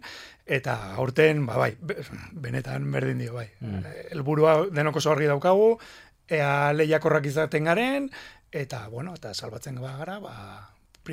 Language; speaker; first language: Basque; non-native, local second language; Spanish